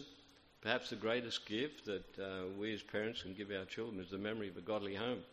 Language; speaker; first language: English; native; English